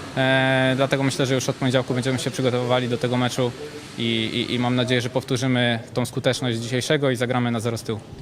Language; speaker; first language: Polish; native; Polish